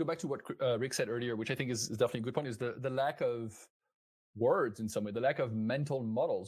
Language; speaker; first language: English; non-native, fluent; French